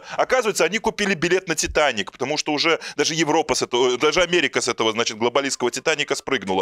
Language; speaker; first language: Russian; native; Russian